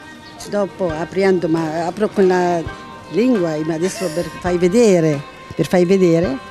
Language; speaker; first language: Italian; non-native, learner; Arabic